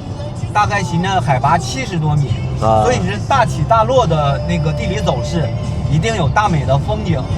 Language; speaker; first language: Chinese; native; Chinese